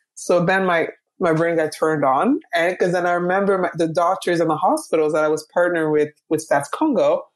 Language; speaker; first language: English; early bilingual, other home language; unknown